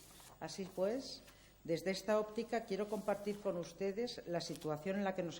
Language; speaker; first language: Spanish; native; Spanish